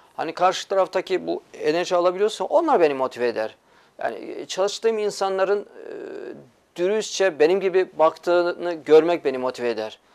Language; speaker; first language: Turkish; early bilingual, heritage; Turkish